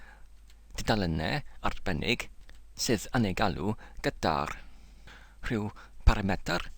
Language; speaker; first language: Welsh; non-native, learner; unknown